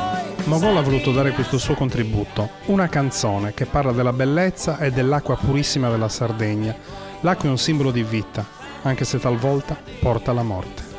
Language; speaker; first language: Italian; native; Italian